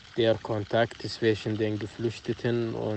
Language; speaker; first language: German; non-native, fluent; Arabic